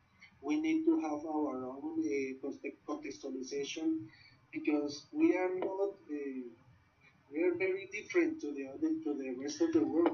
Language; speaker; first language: English; non-native, learner; Spanish